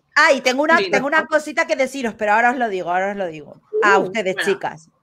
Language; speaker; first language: Spanish; native; Spanish